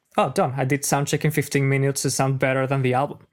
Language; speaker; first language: English; non-native, fluent; Spanish